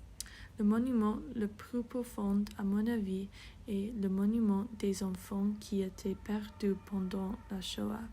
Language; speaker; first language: French; non-native, fluent; English